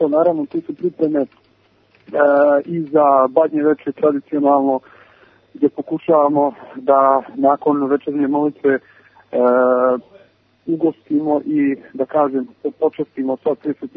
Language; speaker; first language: Serbian; native; Serbian